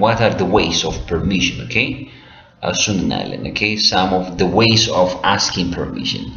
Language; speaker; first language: English; non-native, local second language; Amharic